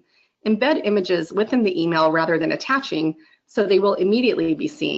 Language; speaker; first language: English; native; English